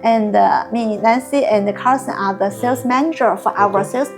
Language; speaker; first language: English; non-native, learner; Chinese